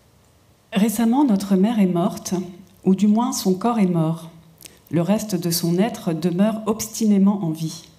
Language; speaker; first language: French; native; French